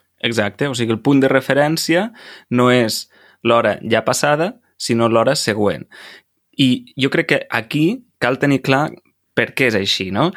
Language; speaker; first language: Catalan; native; Catalan